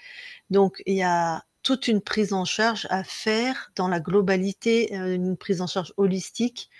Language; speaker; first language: French; native; French